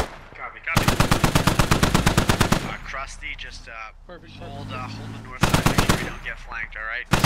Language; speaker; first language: English; native; English